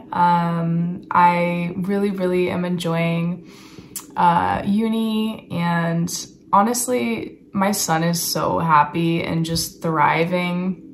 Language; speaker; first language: English; native; English